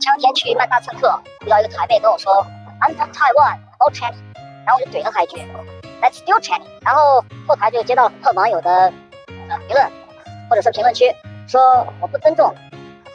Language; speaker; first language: Chinese; native; Chinese